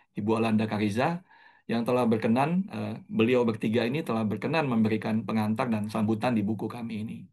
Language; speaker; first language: Indonesian; native; Indonesian